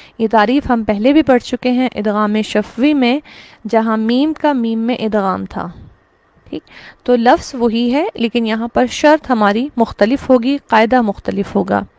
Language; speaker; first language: Urdu; native; Urdu